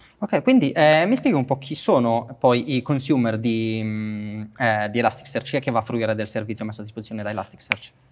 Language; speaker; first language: Italian; native; Italian